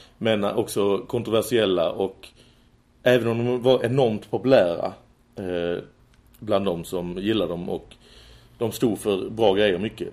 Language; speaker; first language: Swedish; native; Swedish